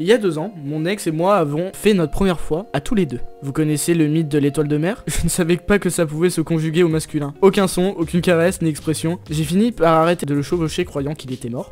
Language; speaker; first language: French; native; French